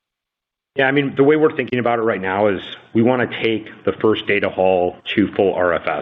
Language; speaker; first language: English; native; English